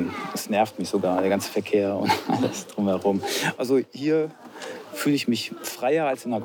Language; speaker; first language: German; native; German